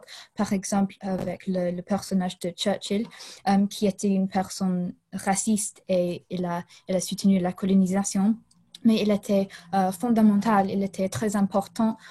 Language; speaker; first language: French; non-native, fluent; English